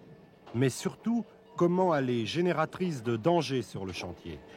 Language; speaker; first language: French; native; French